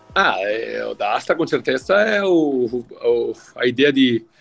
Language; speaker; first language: Portuguese; non-native, fluent; Italian